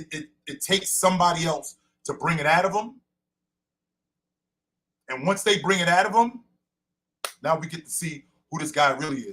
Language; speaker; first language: English; native; English